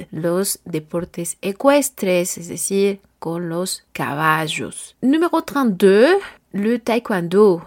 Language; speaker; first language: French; non-native, learner; Spanish